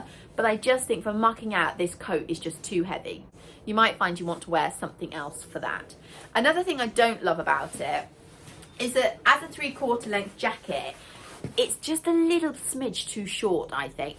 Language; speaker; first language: English; native; English